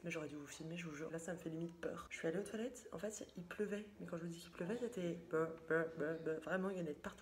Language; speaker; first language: French; native; French